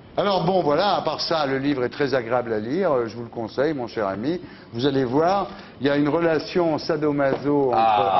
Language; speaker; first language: French; native; French